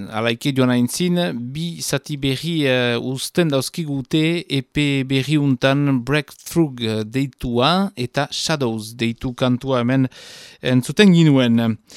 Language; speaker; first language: Basque; native; Basque